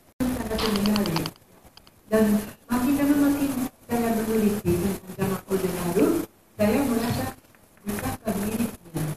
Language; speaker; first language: Indonesian; non-native, fluent; Japanese